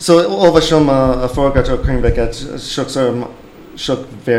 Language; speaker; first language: Hungarian; early bilingual, heritage; English